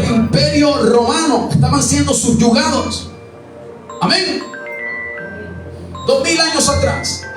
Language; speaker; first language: Spanish; native; Spanish